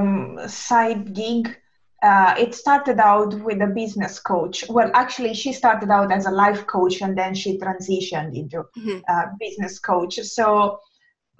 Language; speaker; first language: English; non-native, fluent; Italian